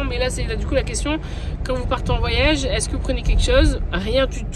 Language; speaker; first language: French; native; French